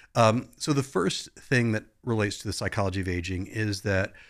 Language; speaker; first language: English; native; English